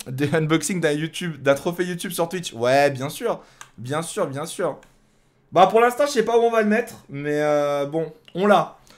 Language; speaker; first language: French; native; French